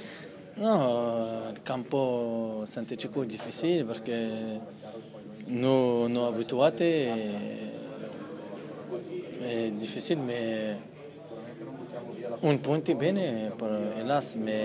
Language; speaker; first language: Italian; non-native, learner; French